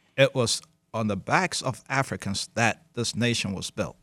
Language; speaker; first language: English; early bilingual, other home language; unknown